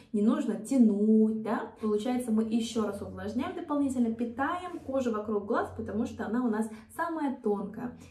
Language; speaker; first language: Russian; non-native, fluent; Korean